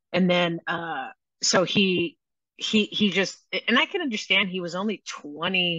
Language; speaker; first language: English; native; English